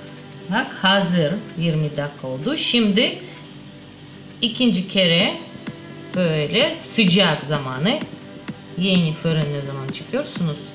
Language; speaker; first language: Turkish; non-native, learner; Russian